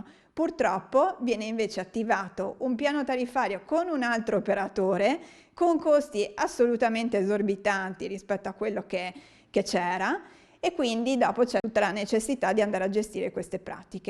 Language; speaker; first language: Italian; native; Italian